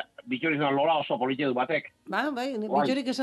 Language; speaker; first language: Basque; native; Basque